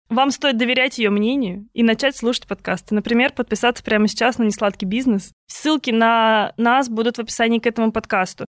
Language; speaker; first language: Russian; native; Russian